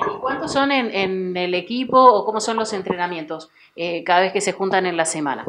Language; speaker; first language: Spanish; native; Spanish